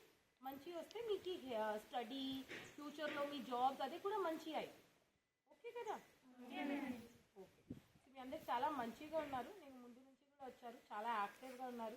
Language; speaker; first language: Telugu; non-native, learner; Hindi